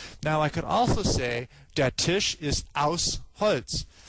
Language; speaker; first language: German; non-native, fluent; English